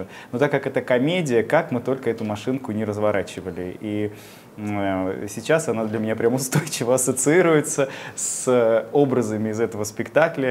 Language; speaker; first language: Russian; native; Russian